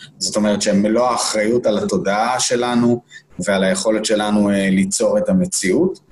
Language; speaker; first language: Hebrew; native; Hebrew